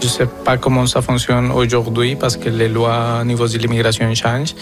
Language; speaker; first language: French; non-native, fluent; Spanish